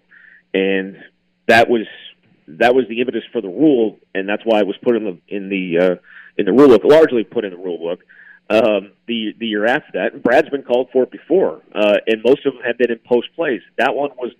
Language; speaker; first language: English; native; English